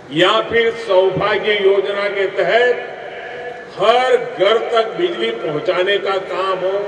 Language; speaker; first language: Hindi; non-native, local second language; Gujarati